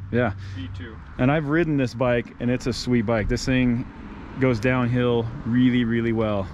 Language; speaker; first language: English; native; English